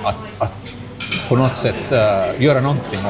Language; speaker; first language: Swedish; non-native, local second language; Finnish